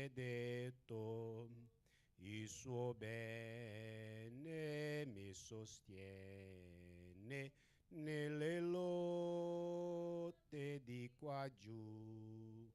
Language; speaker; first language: Italian; non-native, learner; Portuguese